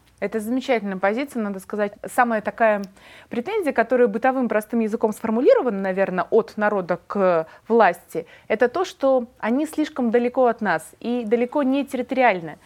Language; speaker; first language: Russian; native; Russian